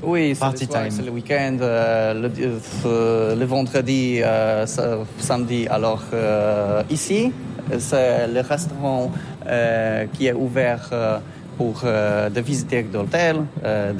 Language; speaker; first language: French; non-native, learner; Polish